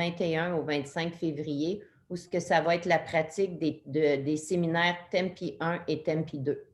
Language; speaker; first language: French; native; French